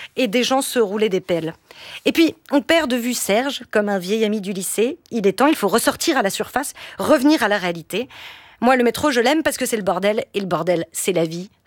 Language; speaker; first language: French; native; French